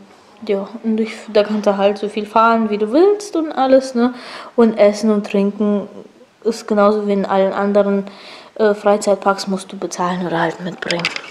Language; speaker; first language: German; native; German